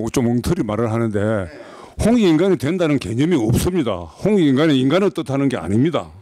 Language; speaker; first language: Korean; native; Korean